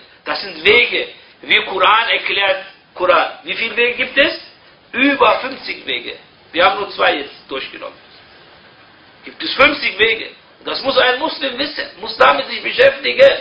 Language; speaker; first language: German; non-native, fluent; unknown